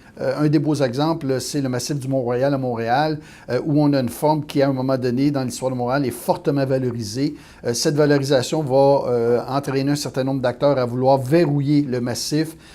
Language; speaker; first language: French; native; French